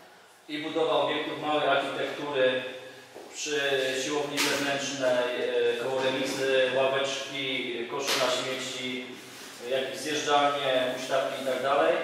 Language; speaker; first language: Polish; native; Polish